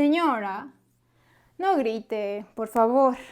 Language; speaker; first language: Spanish; native; Spanish